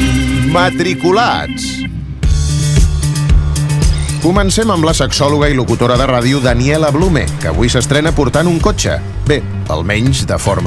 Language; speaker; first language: Catalan; native; Catalan